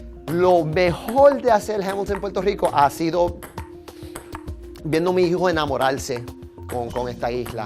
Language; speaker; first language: Spanish; early bilingual, heritage; Spanish